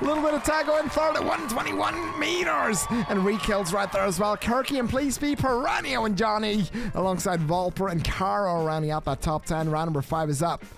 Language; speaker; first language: English; native; English